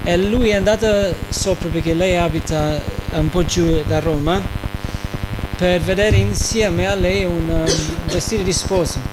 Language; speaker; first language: Italian; native; Italian